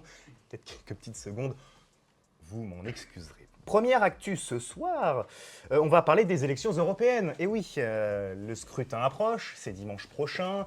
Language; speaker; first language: French; native; French